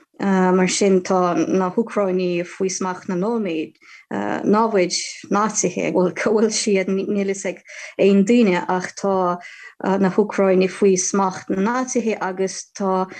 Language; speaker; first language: Irish; non-native, fluent; Ukrainian